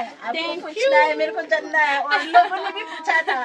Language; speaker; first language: Hindi; non-native, local second language; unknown